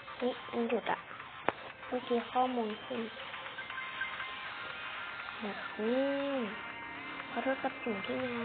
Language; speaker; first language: Thai; native; Thai